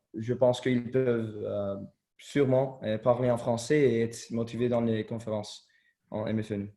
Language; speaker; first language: French; non-native, learner; Turkish